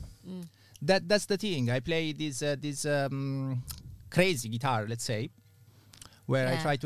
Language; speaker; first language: English; non-native, fluent; Italian